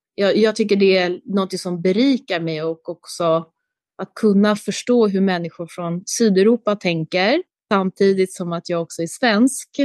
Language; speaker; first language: Swedish; early bilingual, other home language; Albanian